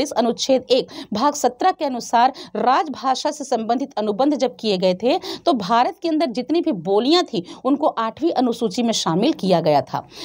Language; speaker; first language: Hindi; native; Hindi